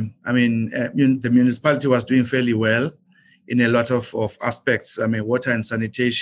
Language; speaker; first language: English; non-native, local second language; Zulu